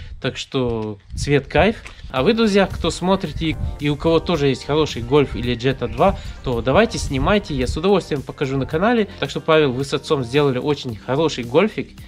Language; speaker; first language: Russian; early bilingual, heritage; Russian